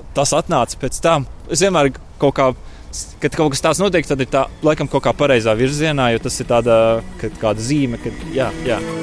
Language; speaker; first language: Latvian; native; Latvian